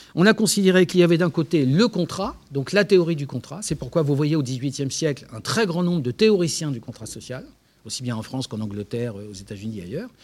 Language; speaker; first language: French; native; French